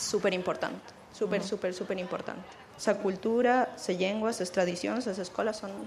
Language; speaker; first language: Catalan; early bilingual, other home language; Spanish